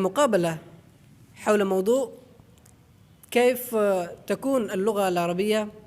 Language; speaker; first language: Arabic; non-native, fluent; Urdu